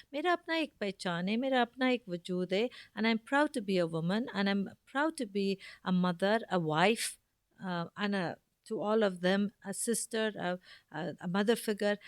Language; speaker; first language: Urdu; early bilingual, heritage; Urdu